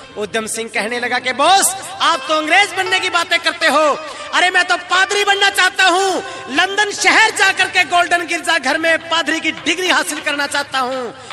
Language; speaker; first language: Hindi; native; Hindi